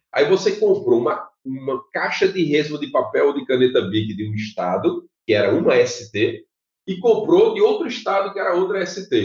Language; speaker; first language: Portuguese; native; Portuguese